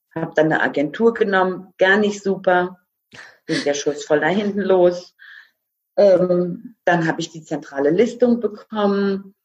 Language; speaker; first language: German; non-native, fluent; Croatian